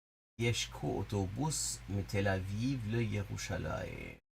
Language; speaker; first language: Hebrew; non-native, learner; English